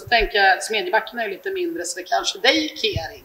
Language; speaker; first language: Swedish; native; Swedish